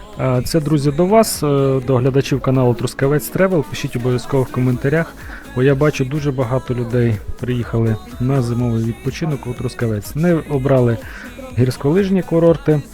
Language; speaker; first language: Ukrainian; native; Ukrainian